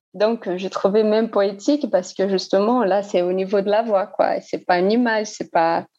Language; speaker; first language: French; non-native, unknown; Portuguese